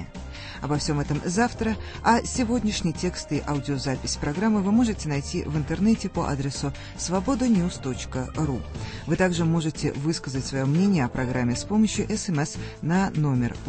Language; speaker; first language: Russian; native; Russian